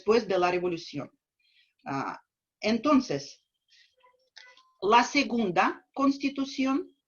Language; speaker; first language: Spanish; non-native, fluent; Russian